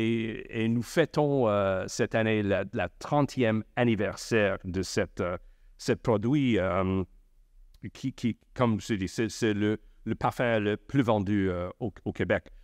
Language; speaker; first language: French; non-native, local second language; English